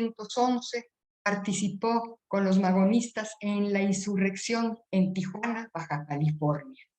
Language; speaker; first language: Spanish; native; Spanish